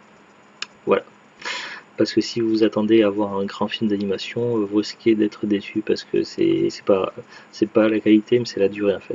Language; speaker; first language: French; native; French